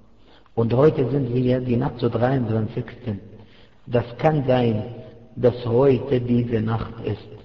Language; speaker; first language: German; non-native, fluent; Arabic